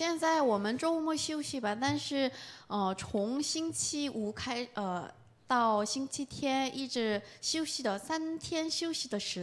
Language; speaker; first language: Chinese; non-native, fluent; Korean